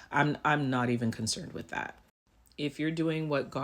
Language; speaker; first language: English; native; English